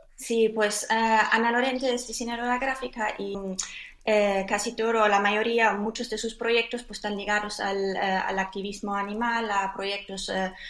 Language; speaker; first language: Spanish; non-native, fluent; German